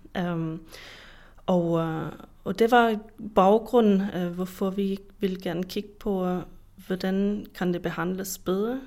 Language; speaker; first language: Danish; non-native, fluent; German